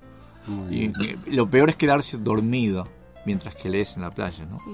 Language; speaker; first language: Spanish; native; Spanish